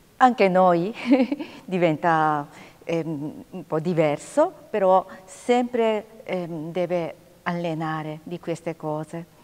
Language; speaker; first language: Italian; non-native, learner; Japanese